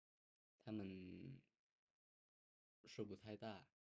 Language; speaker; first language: Chinese; non-native, learner; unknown